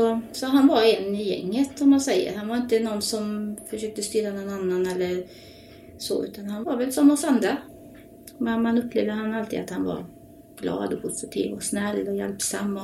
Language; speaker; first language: Swedish; native; Swedish